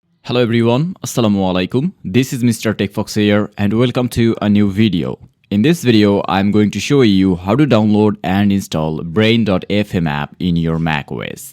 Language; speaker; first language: English; non-native, fluent; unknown